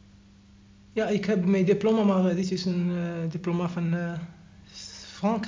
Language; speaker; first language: Dutch; non-native, learner; Arabic